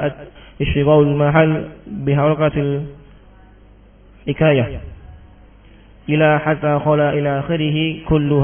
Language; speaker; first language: Arabic; non-native, learner; Indonesian